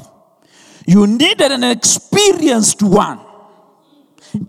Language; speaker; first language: English; non-native, local second language; Venda